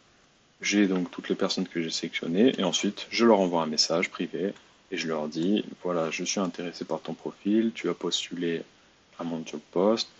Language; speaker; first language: French; native; French